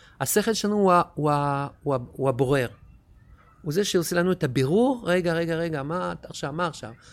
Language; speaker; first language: Hebrew; non-native, fluent; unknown